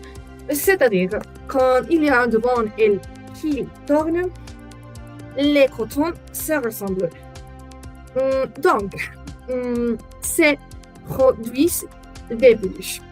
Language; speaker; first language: French; non-native, learner; Spanish